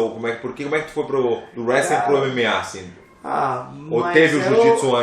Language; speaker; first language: Portuguese; native; Portuguese